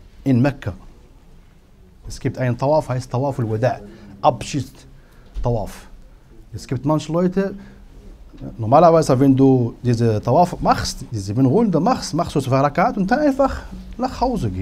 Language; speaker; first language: German; non-native, fluent; Arabic